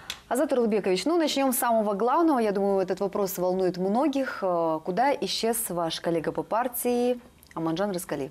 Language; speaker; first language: Russian; native; Russian